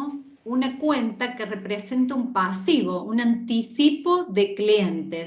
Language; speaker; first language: Spanish; native; Spanish